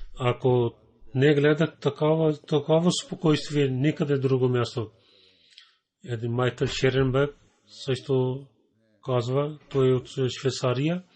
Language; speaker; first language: Bulgarian; non-native, fluent; Urdu